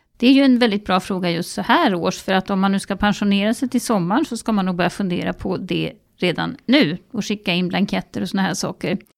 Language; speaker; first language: Swedish; native; Swedish